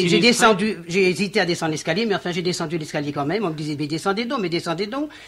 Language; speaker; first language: French; native; French